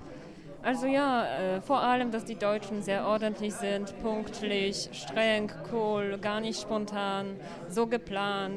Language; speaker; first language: German; non-native, fluent; Polish